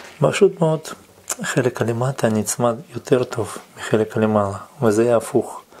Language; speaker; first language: Hebrew; non-native, fluent; Russian